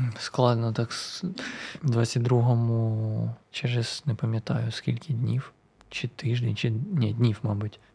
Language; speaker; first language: Ukrainian; non-native, local second language; Russian